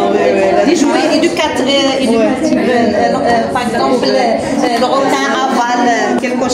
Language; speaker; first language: French; non-native, local second language; Arabic